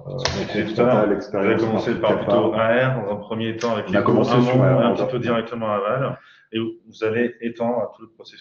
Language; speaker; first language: French; native; French